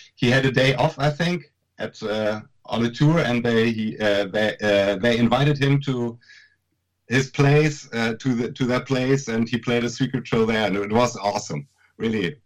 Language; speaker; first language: English; non-native, fluent; German